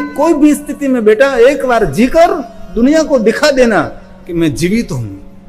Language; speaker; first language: Hindi; non-native, local second language; Gujarati